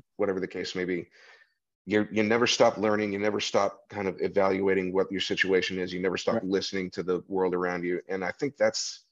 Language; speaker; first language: English; native; English